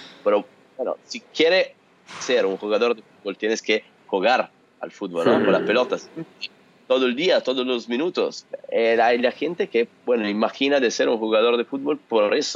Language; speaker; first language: Spanish; non-native, learner; Italian